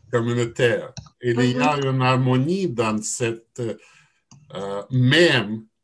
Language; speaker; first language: French; non-native, learner; Russian